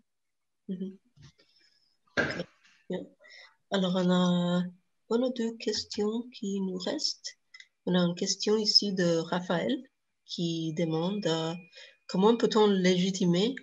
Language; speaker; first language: French; non-native, fluent; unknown